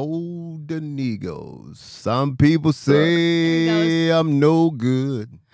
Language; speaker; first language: English; native; English